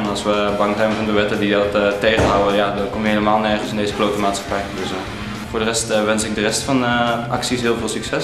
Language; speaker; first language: Dutch; native; Dutch